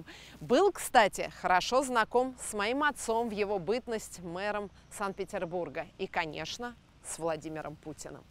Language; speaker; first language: Russian; native; Russian